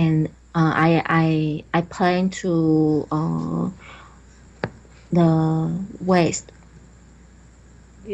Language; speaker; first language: English; non-native, learner; Chinese